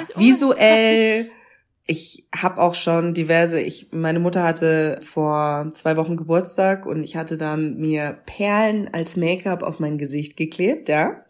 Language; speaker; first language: German; native; German